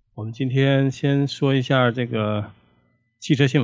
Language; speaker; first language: Chinese; native; Chinese